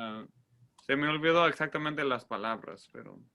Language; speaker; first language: Spanish; non-native, fluent; English